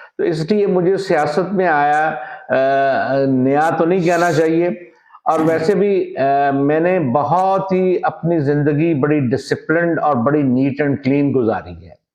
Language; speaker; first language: Urdu; non-native, local second language; Punjabi